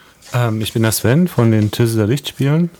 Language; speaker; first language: German; native; German